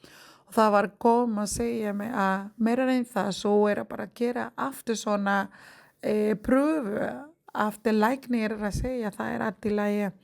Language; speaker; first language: Icelandic; non-native, learner; Spanish